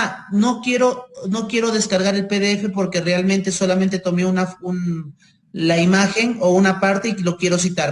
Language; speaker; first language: Spanish; native; Spanish